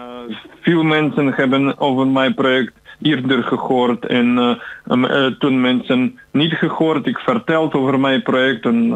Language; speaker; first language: Dutch; non-native, learner; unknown